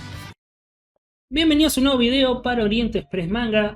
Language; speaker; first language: Spanish; native; Spanish